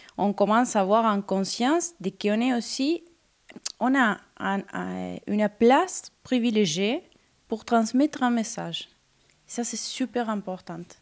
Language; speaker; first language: French; non-native, fluent; Spanish